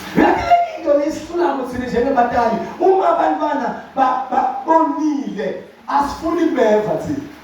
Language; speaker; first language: Zulu; non-native, local second language; Swati